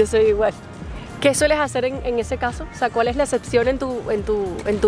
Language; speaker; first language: Spanish; native; Spanish